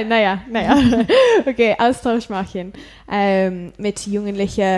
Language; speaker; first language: German; non-native, learner; English